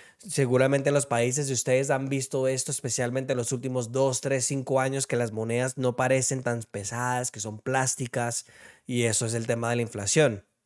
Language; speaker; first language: Spanish; early bilingual, heritage; Spanish